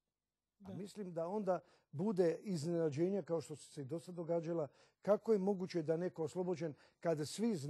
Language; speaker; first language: Croatian; native; Croatian